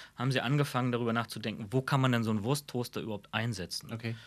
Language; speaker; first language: German; native; German